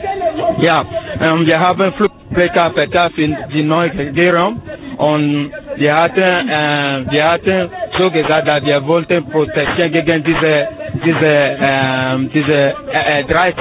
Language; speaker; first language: German; non-native, learner; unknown